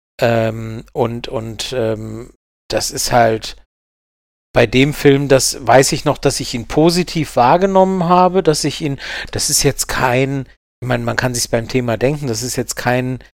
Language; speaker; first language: German; native; German